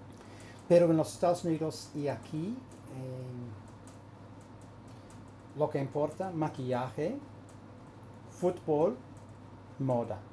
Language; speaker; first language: Spanish; non-native, fluent; English